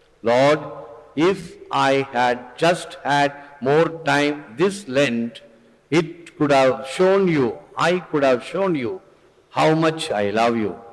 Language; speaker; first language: English; non-native, local second language; Tamil